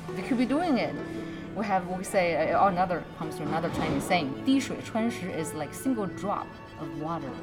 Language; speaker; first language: English; non-native, fluent; Chinese